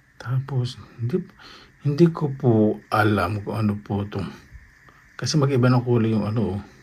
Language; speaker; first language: Filipino; native; Filipino